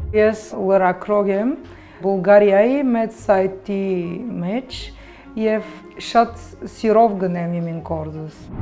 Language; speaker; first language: Armenian; early bilingual, heritage; Armenian